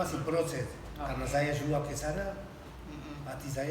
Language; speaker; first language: Indonesian; non-native, fluent; Spanish